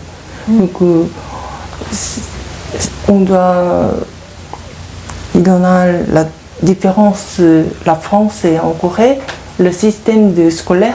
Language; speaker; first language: French; non-native, learner; Korean